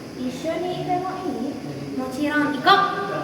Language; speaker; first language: Japanese; non-native, learner; Indonesian